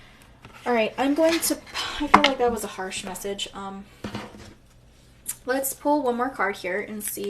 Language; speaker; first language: English; native; English